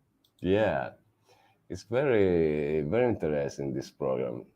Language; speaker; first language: English; non-native, learner; Italian